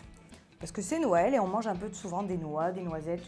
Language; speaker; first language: French; native; French